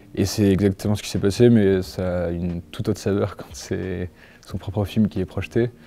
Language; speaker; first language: French; native; French